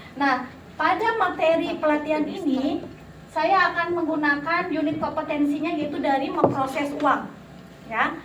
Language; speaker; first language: Indonesian; native; Indonesian